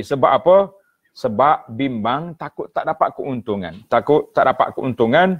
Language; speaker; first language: Malay; native; Malay